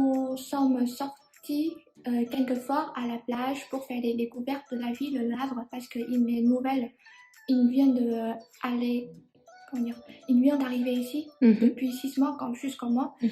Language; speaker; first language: French; non-native, learner; Vietnamese